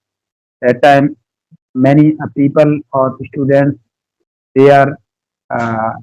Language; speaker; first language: English; non-native, learner; Hindi